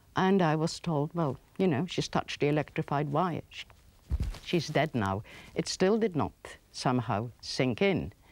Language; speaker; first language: English; early bilingual, other home language; Polish